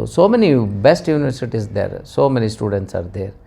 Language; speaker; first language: English; non-native, local second language; Kannada